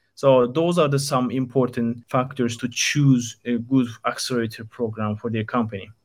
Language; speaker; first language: English; non-native, fluent; Turkish